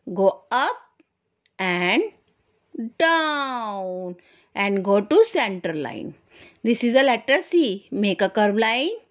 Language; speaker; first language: English; non-native, local second language; Hindi